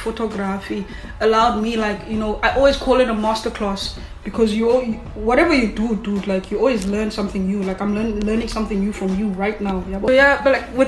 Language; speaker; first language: English; non-native, local second language; Xhosa